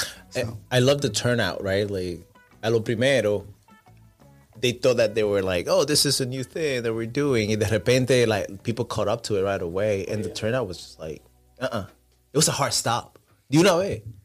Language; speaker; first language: English; non-native, fluent; Spanish